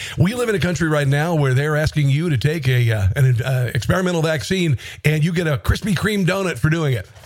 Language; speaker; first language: English; native; English